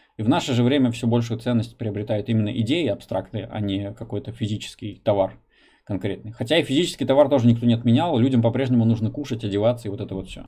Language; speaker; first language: Russian; native; Russian